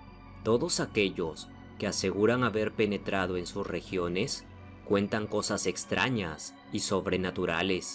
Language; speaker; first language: Spanish; native; Spanish